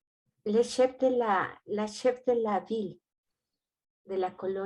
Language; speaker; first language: French; non-native, learner; Spanish